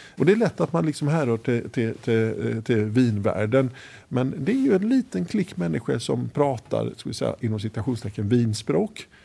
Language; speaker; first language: Swedish; native; Swedish